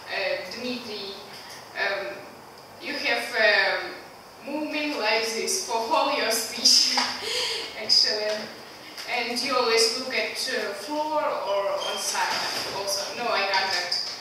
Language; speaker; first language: English; non-native, learner; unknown